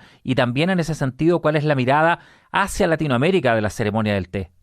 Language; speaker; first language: Spanish; native; Spanish